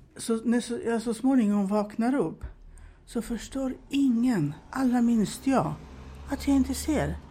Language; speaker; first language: Swedish; non-native, fluent; Romanian